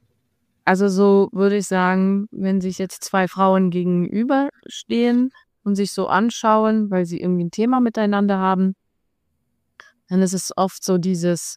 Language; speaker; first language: German; non-native, fluent; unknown